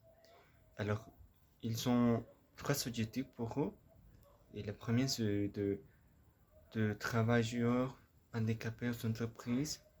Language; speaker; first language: French; non-native, learner; Spanish